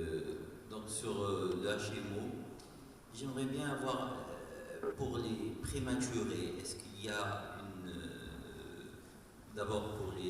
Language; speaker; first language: French; non-native, local second language; Arabic